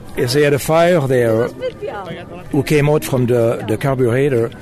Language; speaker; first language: English; non-native, fluent; German